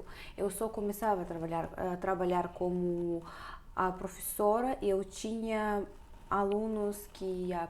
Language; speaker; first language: Portuguese; non-native, fluent; Russian